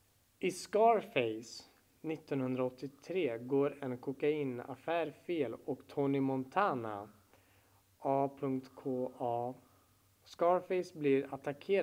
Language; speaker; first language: Swedish; native; Swedish